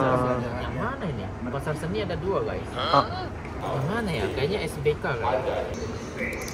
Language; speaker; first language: Indonesian; native; Indonesian